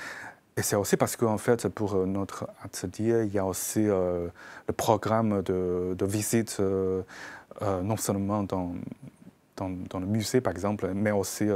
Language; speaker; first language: French; non-native, fluent; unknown